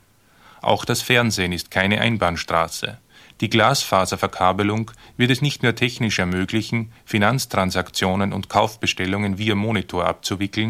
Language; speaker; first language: German; native; German